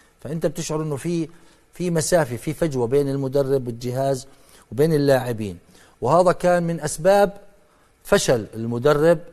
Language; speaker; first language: Arabic; native; Arabic